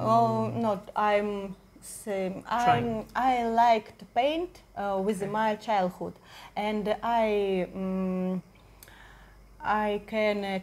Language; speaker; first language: English; non-native, learner; Russian